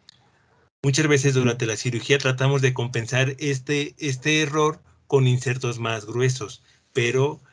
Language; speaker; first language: Spanish; native; Spanish